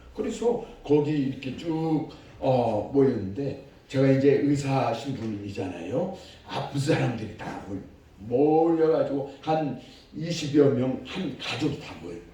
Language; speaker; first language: Korean; native; Korean